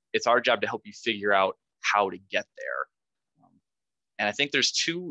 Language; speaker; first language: English; native; English